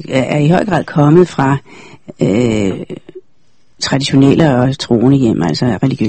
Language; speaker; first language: Danish; native; Danish